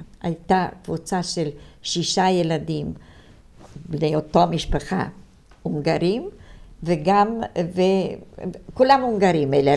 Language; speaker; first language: Hebrew; non-native, fluent; Italian